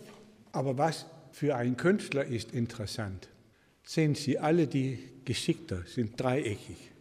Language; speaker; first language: German; non-native, fluent; Danish